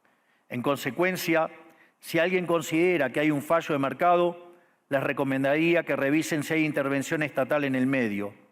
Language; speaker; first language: Spanish; native; Spanish